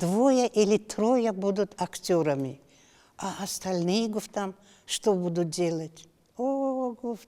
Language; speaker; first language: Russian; non-native, local second language; Tajik